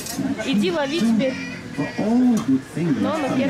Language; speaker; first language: Russian; native; Russian